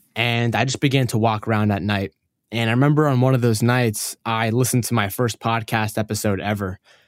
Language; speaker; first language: English; early bilingual, other home language; Arabic